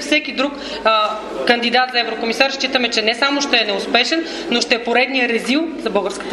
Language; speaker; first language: Bulgarian; native; Bulgarian